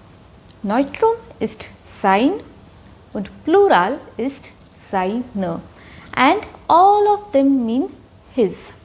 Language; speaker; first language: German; non-native, fluent; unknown